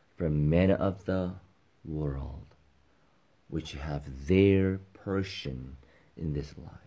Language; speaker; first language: English; non-native, learner; Korean